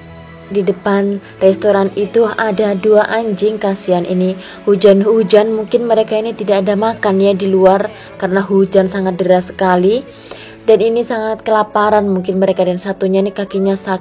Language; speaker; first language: Indonesian; non-native, local second language; Javanese